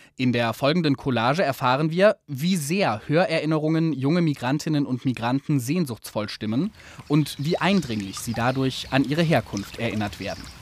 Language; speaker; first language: German; native; German